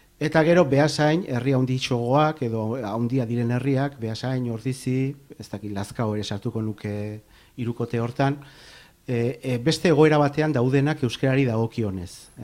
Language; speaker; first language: Basque; native; Basque